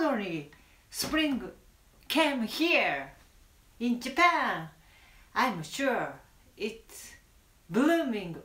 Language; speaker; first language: English; non-native, learner; Japanese